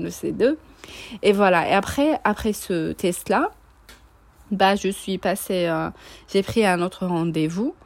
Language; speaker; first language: French; non-native, local second language; Arabic